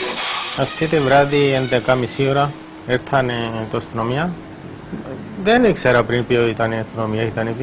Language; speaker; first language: Greek; non-native, learner; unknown